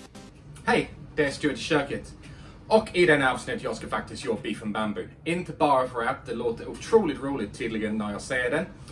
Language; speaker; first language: Swedish; non-native, fluent; English